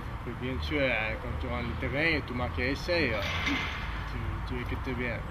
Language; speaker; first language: French; non-native, learner; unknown